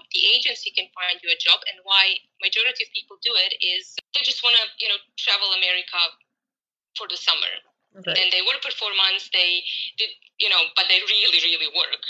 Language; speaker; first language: English; non-native, fluent; Croatian